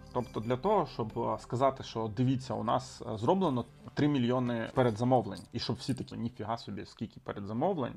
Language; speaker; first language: Ukrainian; non-native, local second language; Russian